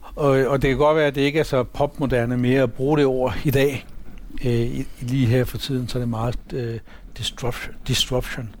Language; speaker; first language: Danish; early bilingual, other home language; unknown